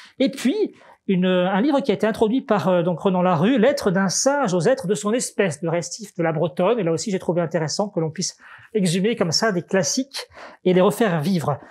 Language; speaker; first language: French; native; French